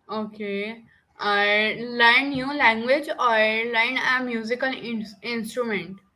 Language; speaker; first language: English; non-native, local second language; Urdu